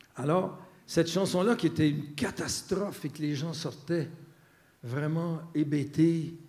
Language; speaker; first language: French; native; French